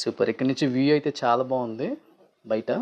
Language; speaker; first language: Telugu; native; Telugu